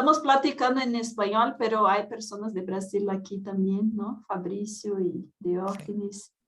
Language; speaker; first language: Spanish; non-native, fluent; Portuguese